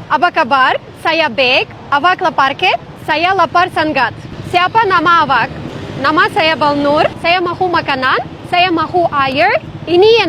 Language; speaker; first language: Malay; non-native, learner; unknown